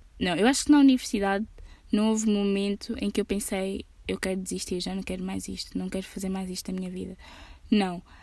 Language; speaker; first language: Portuguese; early bilingual, heritage; Portuguese